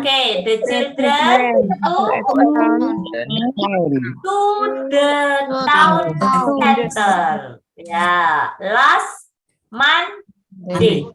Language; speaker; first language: English; non-native, fluent; Indonesian